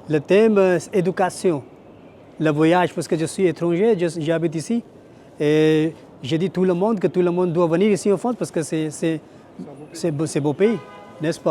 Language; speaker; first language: French; non-native, learner; Hindi